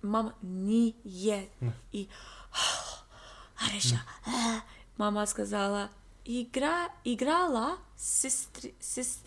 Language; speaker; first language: Russian; non-native, learner; English